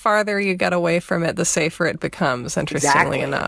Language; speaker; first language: English; native; English